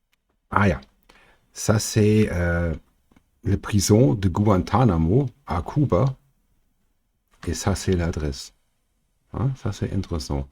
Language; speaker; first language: French; non-native, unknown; German